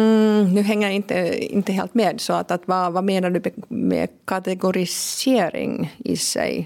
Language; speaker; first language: Swedish; non-native, local second language; Finnish